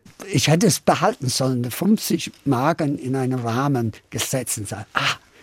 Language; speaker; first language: German; non-native, fluent; English